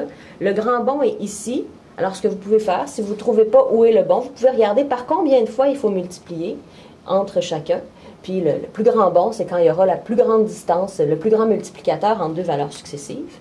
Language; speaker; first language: French; native; French